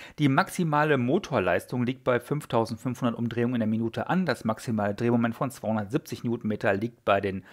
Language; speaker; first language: German; native; German